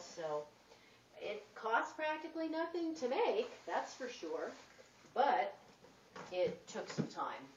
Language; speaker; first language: English; native; English